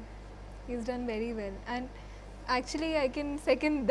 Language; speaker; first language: Telugu; non-native, fluent; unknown